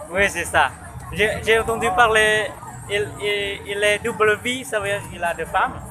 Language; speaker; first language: French; non-native, learner; Hmong